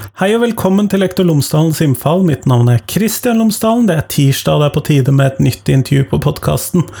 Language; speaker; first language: Norwegian; native; Norwegian